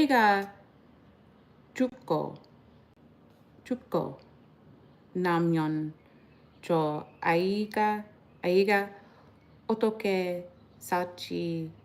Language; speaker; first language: Korean; non-native, learner; English